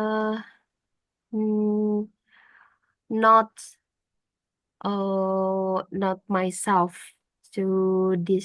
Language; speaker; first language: English; non-native, learner; Indonesian